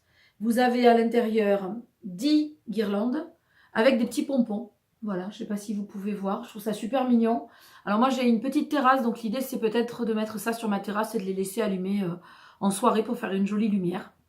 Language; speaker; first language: French; native; French